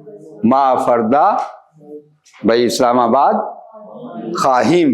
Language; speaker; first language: Persian; non-native, fluent; Urdu